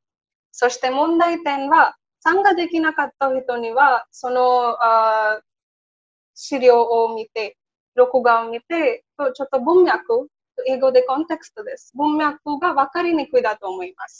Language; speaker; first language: Japanese; non-native, learner; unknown